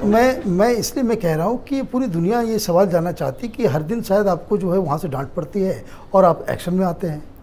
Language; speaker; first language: Hindi; native; Hindi